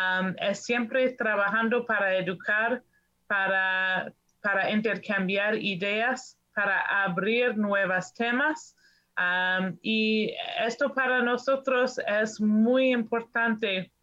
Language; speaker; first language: Spanish; non-native, fluent; English